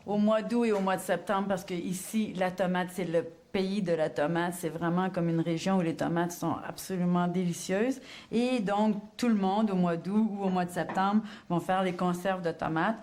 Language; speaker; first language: French; native; French